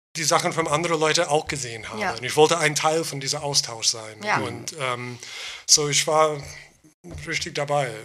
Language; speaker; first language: German; non-native, fluent; English